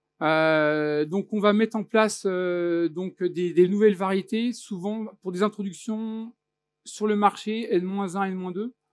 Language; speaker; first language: French; native; French